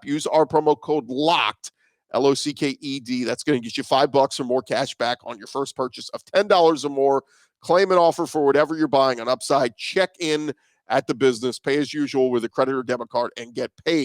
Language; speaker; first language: English; native; English